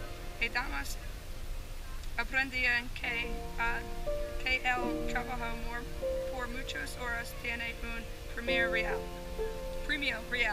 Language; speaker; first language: Spanish; non-native, learner; English